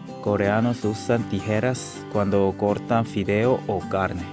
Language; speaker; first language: Spanish; non-native, learner; Korean